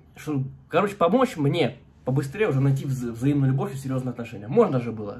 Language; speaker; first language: Russian; native; Russian